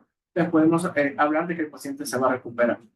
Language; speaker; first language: Spanish; native; Spanish